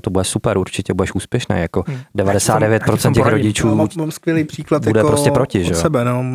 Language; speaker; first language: Czech; native; Czech